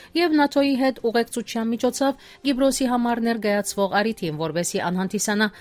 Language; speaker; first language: Armenian; early bilingual, heritage; Armenian